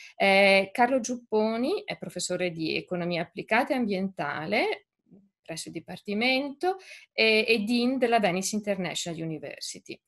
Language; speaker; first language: Italian; native; Italian